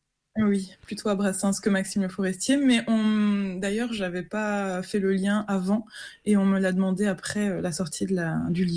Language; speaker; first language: French; native; French